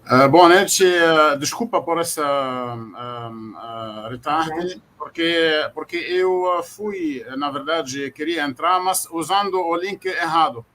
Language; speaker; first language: Portuguese; non-native, fluent; Arabic